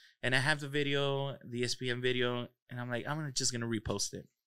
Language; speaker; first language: English; early bilingual, other home language; Spanish